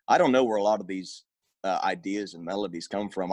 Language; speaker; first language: English; native; English